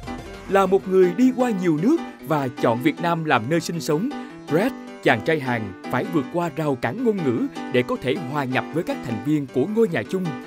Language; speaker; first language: Vietnamese; native; Vietnamese